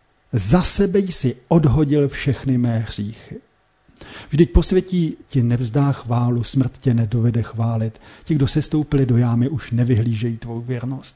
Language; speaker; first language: Czech; native; Czech